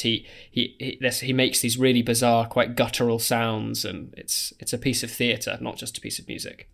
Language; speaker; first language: English; native; English